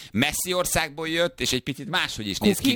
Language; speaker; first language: Hungarian; native; Hungarian